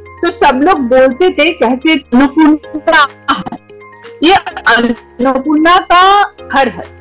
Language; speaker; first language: Hindi; non-native, local second language; Bangla